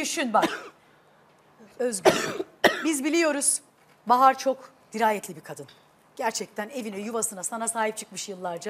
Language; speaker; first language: Turkish; native; Turkish